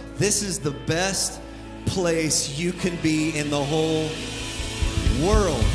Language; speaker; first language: English; native; English